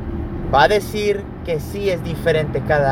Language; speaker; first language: Spanish; early bilingual, heritage; Spanish